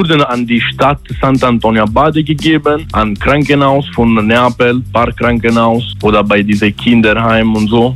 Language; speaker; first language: German; non-native, fluent; Italian